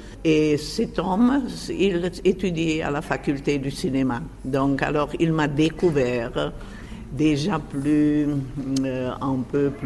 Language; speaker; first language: French; non-native, fluent; Czech